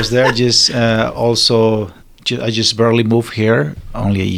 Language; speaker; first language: English; non-native, learner; Spanish